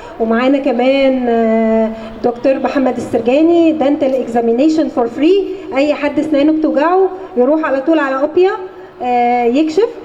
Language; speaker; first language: Egyptian Arabic; native; Egyptian Arabic